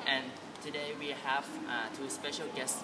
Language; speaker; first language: English; non-native, learner; Thai